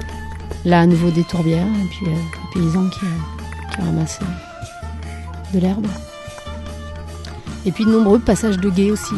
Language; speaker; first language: French; native; French